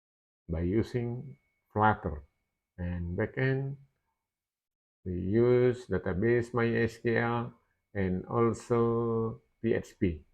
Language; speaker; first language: English; non-native, learner; Indonesian